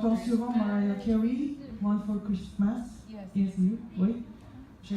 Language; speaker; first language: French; non-native, fluent; Korean